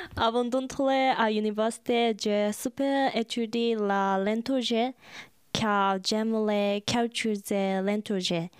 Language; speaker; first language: French; non-native, learner; Japanese